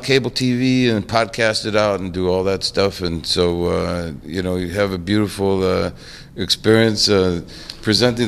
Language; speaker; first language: English; native; English